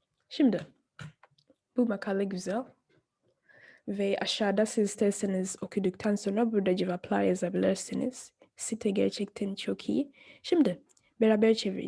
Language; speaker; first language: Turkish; non-native, fluent; English